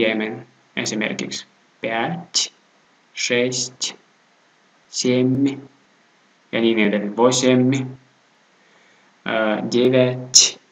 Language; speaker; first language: Finnish; non-native, fluent; Russian